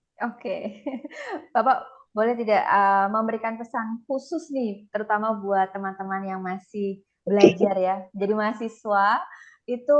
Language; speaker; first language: Indonesian; native; Indonesian